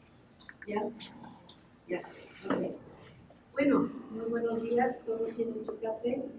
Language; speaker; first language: Spanish; non-native, fluent; English